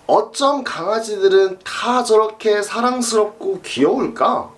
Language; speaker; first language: Korean; native; Korean